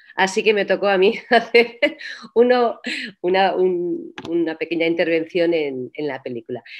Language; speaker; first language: Spanish; native; Spanish